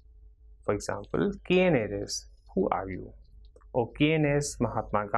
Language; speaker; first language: Spanish; non-native, fluent; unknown